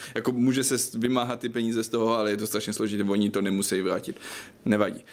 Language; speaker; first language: Czech; non-native, fluent; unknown